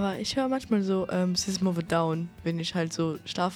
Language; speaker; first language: German; native; German